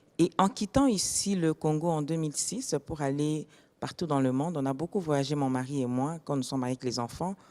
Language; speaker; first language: French; non-native, local second language; Lingala